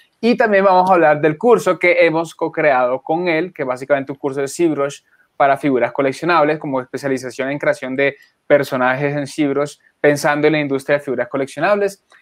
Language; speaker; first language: Spanish; native; Spanish